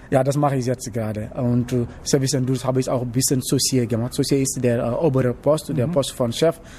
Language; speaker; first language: German; non-native, learner; Wolof